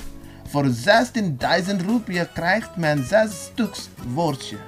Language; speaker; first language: Dutch; non-native, fluent; Indonesian